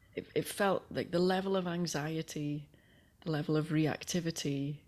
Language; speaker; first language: English; native; English